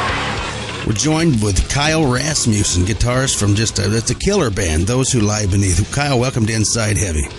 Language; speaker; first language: English; native; English